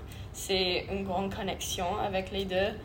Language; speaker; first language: French; non-native, learner; English